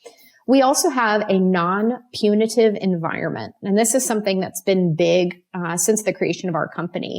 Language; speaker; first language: English; native; English